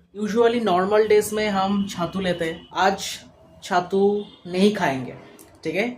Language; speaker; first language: Hindi; non-native, local second language; Bangla